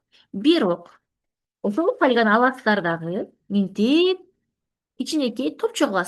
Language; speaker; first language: Kyrgyz; native; Kyrgyz